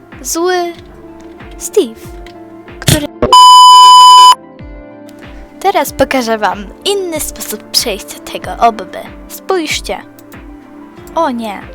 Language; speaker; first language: Polish; native; Polish